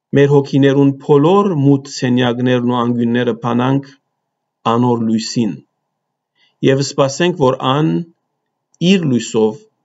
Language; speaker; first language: Armenian; early bilingual, heritage; Armenian